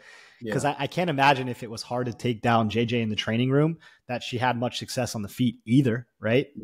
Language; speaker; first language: English; native; English